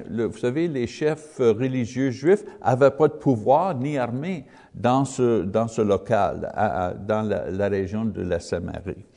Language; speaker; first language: French; non-native, learner; English